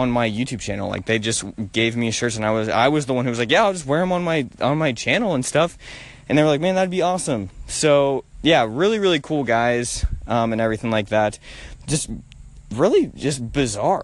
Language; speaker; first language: English; native; English